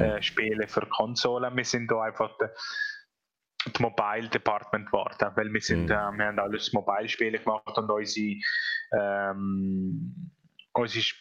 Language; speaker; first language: German; non-native, fluent; Italian